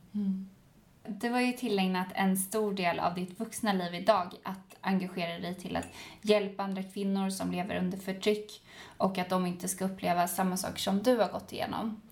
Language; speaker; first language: Swedish; native; Swedish